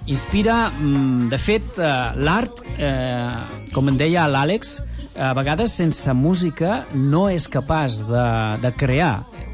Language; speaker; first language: Catalan; native; Catalan